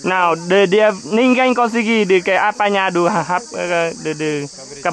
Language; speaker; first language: Portuguese; non-native, learner; Vietnamese